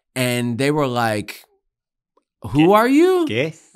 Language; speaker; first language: English; native; English